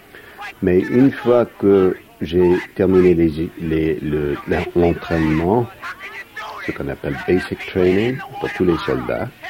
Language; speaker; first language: French; non-native, fluent; English